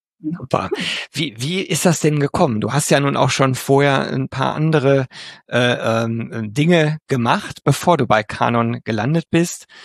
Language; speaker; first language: German; native; German